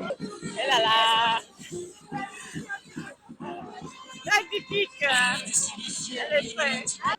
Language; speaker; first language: French; non-native, fluent; English